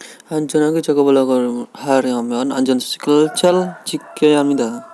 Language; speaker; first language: Korean; non-native, fluent; Indonesian